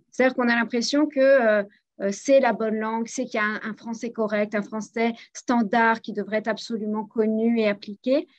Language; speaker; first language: French; native; French